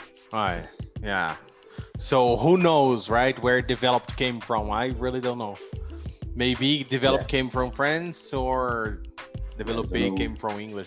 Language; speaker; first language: English; non-native, fluent; Portuguese